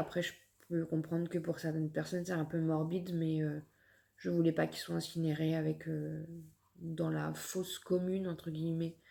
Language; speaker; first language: French; native; French